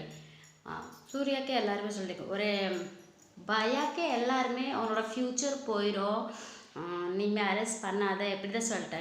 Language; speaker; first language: Tamil; non-native, local second language; Odia